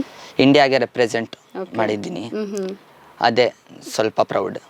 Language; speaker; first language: Kannada; non-native, local second language; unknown